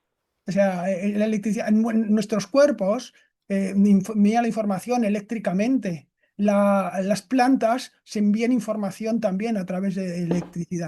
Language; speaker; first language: Spanish; native; Spanish